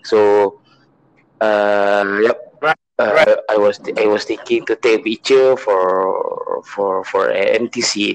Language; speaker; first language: English; non-native, local second language; Malay